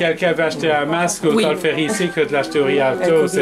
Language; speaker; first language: French; native; French